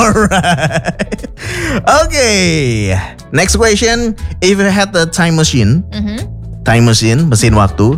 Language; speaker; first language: English; non-native, fluent; Indonesian